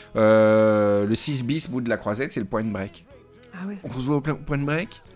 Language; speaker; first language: French; native; French